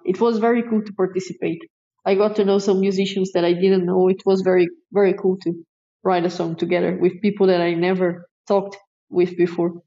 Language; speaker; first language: English; non-native, fluent; Portuguese